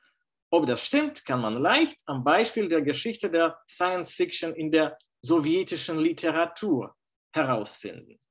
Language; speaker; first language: German; non-native, fluent; Russian